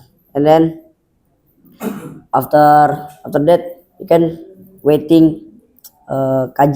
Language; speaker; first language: English; non-native, learner; Indonesian